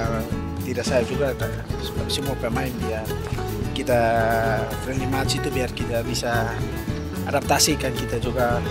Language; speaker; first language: Indonesian; non-native, learner; Tetum